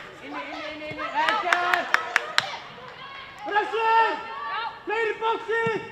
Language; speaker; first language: Icelandic; non-native, learner; Swedish